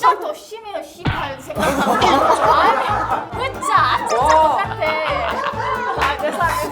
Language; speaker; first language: Korean; early bilingual, other home language; Italian